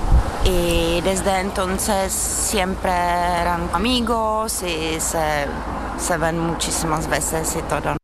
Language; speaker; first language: Spanish; non-native, learner; Czech